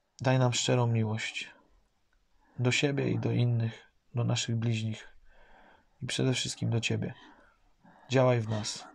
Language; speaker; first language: Polish; native; Polish